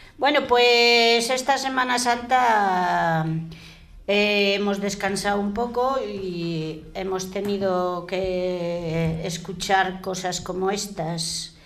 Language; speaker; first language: Spanish; native; Spanish